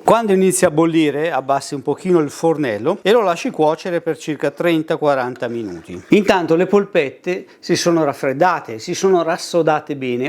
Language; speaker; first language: Italian; native; Italian